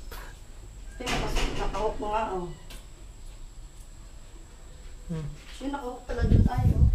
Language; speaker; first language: Filipino; native; Filipino